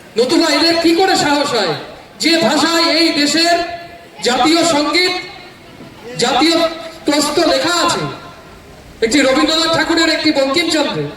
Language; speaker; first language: Bangla; native; Bangla